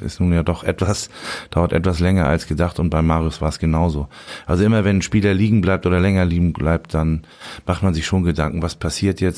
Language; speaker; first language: German; native; German